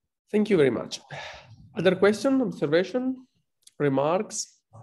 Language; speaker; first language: English; non-native, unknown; Italian